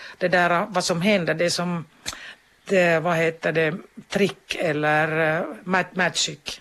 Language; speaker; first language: Swedish; non-native, local second language; Finnish